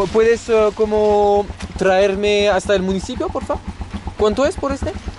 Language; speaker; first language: Spanish; non-native, learner; French